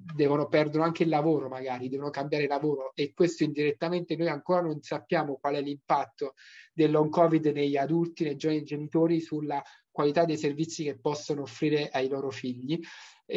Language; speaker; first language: Italian; native; Italian